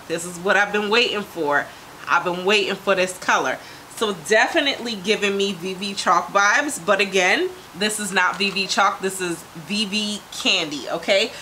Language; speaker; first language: English; native; English